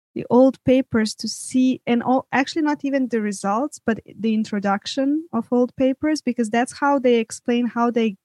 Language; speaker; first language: English; non-native, fluent; Serbian